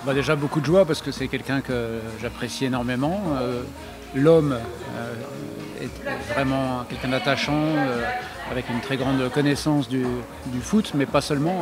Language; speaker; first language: French; native; French